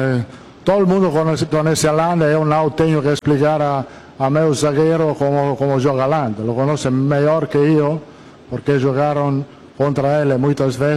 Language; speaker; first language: Portuguese; non-native, learner; Italian